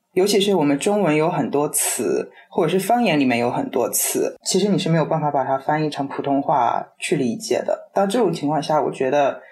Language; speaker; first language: Chinese; native; Chinese